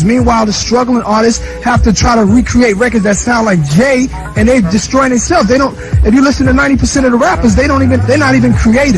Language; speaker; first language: English; native; English